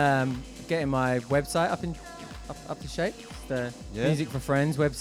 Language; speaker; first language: English; native; English